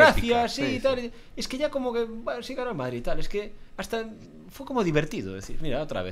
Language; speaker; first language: Spanish; native; Spanish